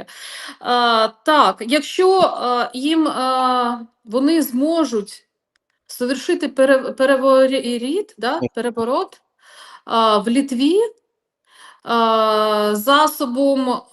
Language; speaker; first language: Ukrainian; non-native, local second language; Russian